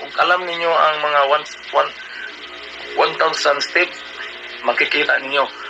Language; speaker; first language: Filipino; non-native, local second language; Cebuano